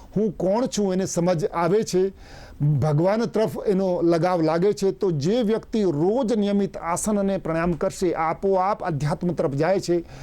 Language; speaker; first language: Gujarati; non-native, local second language; Hindi